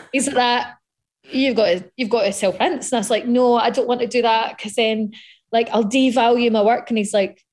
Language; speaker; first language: English; native; English